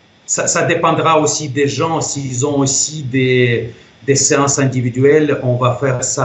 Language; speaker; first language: French; non-native, fluent; Russian